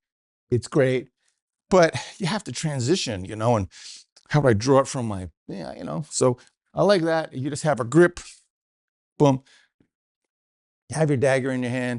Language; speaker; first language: English; native; English